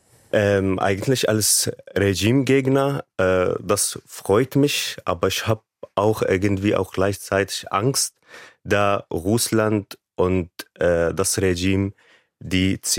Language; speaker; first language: German; non-native, fluent; Arabic